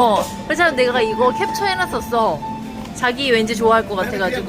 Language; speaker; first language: Korean; native; Korean